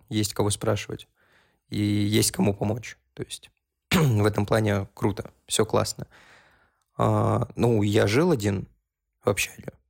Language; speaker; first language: Russian; native; Russian